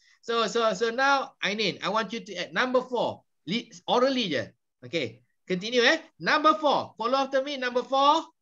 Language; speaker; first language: English; non-native, local second language; Malay